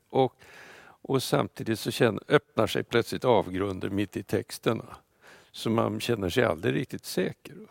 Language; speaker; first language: Swedish; non-native, fluent; Russian